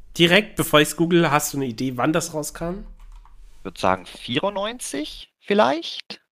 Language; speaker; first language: German; native; German